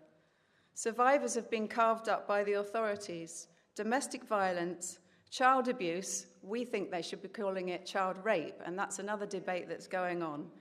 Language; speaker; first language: English; native; English